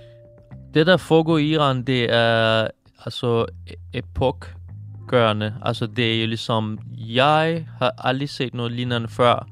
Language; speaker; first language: Danish; non-native, fluent; Persian